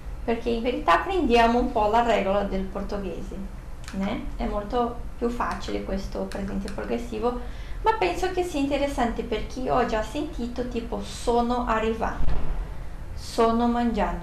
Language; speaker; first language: Italian; non-native, fluent; Portuguese